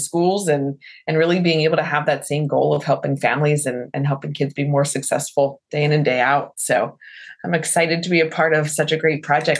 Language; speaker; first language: English; native; English